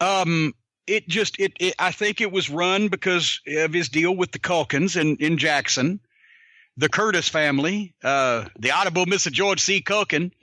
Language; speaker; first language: English; native; English